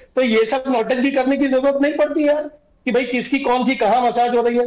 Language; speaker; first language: Hindi; native; Hindi